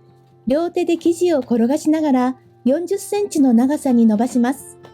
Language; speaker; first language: Japanese; native; Japanese